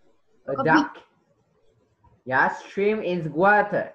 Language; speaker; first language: English; non-native, fluent; Vietnamese